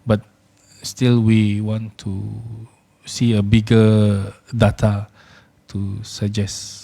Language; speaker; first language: English; non-native, local second language; Malay